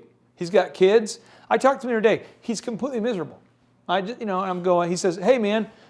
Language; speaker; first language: English; native; English